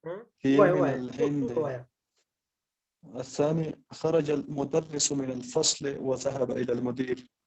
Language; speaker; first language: Arabic; non-native, learner; Pashto